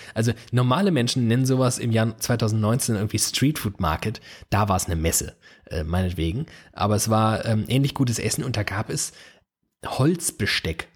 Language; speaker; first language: German; native; German